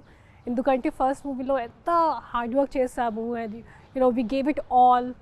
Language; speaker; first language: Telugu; non-native, fluent; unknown